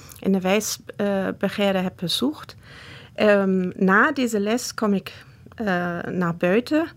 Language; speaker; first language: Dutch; non-native, fluent; German